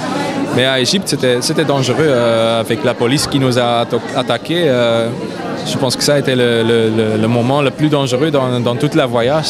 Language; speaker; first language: French; non-native, local second language; Dutch